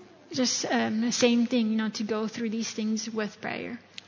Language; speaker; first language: English; non-native, fluent; Italian